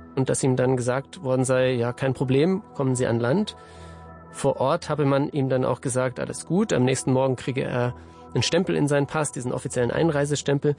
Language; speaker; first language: German; native; German